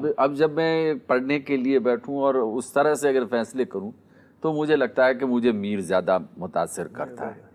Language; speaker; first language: Urdu; non-native, local second language; Marwari